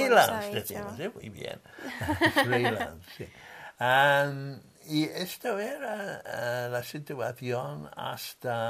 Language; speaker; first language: Spanish; non-native, fluent; English